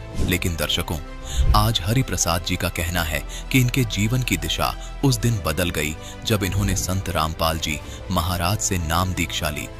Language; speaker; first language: Hindi; native; Hindi